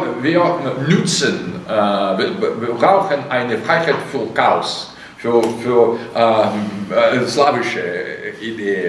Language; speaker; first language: German; non-native, fluent; Russian